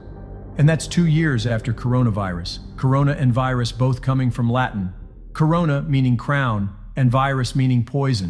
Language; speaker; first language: English; native; English